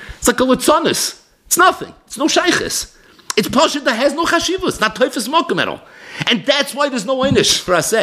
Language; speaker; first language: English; native; English